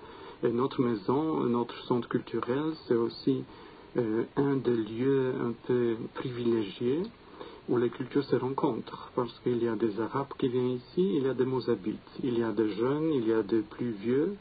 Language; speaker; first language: French; non-native, fluent; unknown